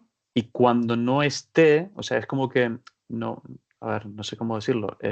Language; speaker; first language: Spanish; native; Spanish